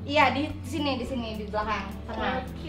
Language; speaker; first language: Indonesian; native; Indonesian